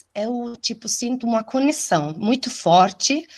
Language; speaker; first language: Portuguese; non-native, fluent; Italian